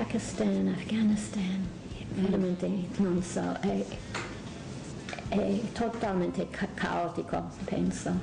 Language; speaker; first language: Italian; non-native, fluent; English